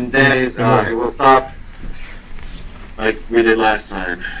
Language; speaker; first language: English; native; English